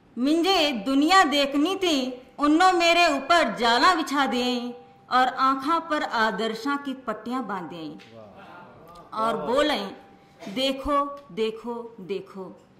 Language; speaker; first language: Hindi; native; Hindi